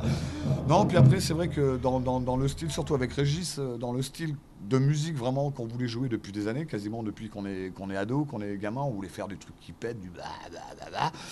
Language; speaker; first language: French; native; French